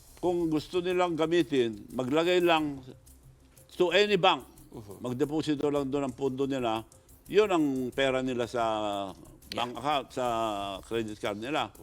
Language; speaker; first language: Filipino; non-native, local second language; Iloko